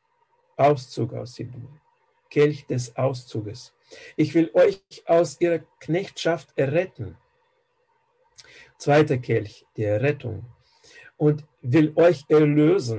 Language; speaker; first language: German; non-native, fluent; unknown